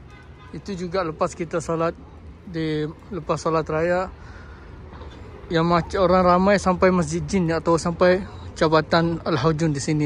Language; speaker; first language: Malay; early bilingual, heritage; Malay